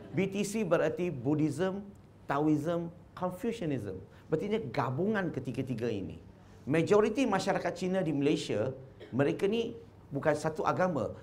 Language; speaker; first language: Malay; non-native, local second language; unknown